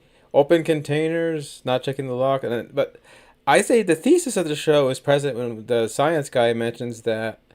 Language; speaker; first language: English; native; English